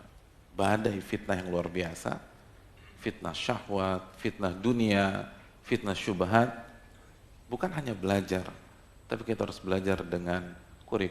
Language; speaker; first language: Indonesian; native; Indonesian